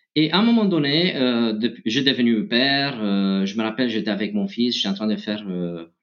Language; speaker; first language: French; non-native, fluent; Romanian